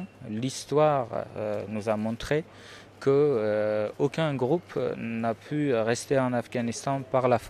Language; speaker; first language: French; non-native, fluent; Persian